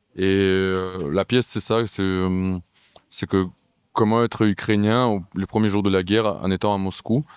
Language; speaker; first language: French; non-native, fluent; Russian